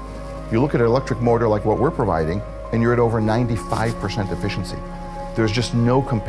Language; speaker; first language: English; native; English